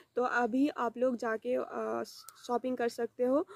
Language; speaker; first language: Hindi; non-native, local second language; Bangla